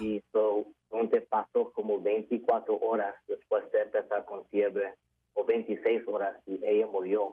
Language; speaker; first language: Spanish; early bilingual, heritage; English